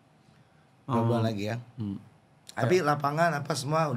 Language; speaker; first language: Indonesian; native; Indonesian